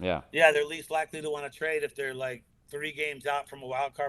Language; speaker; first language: English; native; English